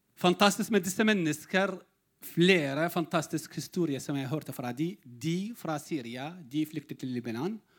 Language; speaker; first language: Norwegian; non-native, learner; Arabic